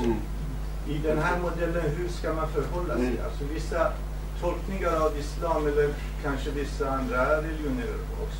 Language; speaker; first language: Swedish; non-native, fluent; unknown